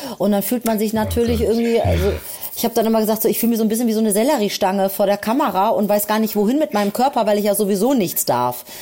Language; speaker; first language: German; early bilingual, other home language; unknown